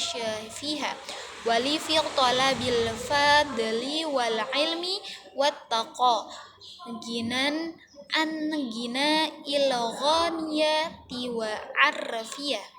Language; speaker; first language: Arabic; non-native, learner; Indonesian